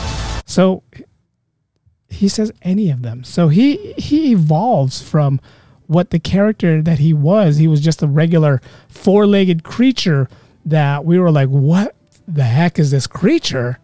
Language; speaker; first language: English; native; English